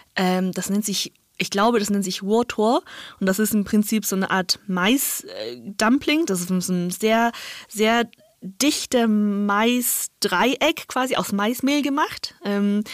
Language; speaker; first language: German; non-native, fluent; Chinese